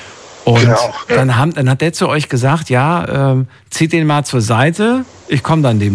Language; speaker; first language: German; native; German